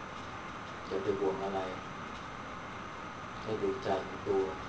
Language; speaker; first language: Thai; native; Thai